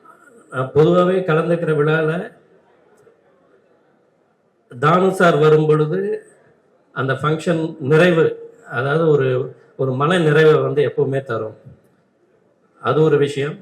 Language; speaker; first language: Tamil; native; Tamil